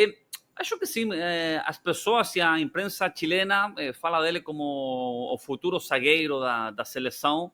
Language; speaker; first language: Portuguese; non-native, learner; Spanish